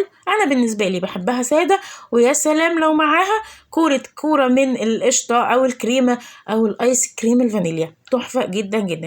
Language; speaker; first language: Arabic; native; Arabic